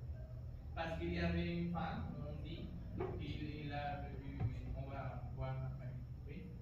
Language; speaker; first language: French; non-native, fluent; Spanish